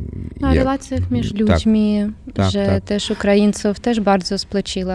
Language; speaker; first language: Polish; non-native, learner; Ukrainian